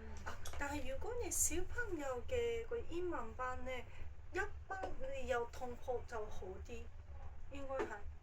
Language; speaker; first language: Cantonese; non-native, fluent; Japanese